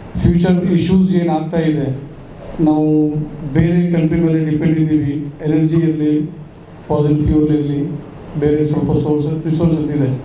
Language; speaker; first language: Kannada; non-native, local second language; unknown